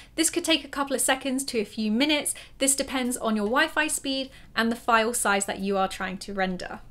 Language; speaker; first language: English; native; English